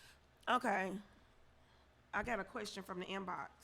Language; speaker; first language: English; native; English